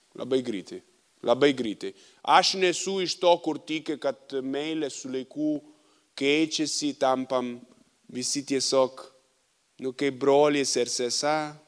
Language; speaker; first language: Lithuanian; non-native, fluent; Italian